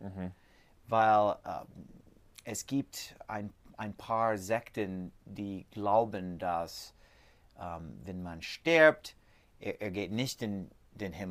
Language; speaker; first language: German; non-native, learner; English